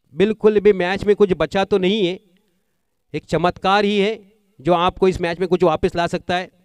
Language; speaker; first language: Hindi; non-native, local second language; Marathi